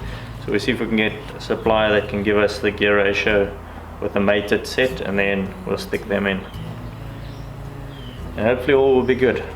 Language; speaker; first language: English; native; English